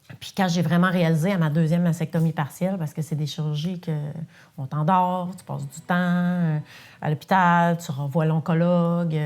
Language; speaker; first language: French; non-native, local second language; English